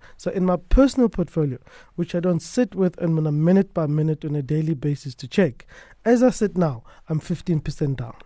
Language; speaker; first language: English; non-native, local second language; Tswana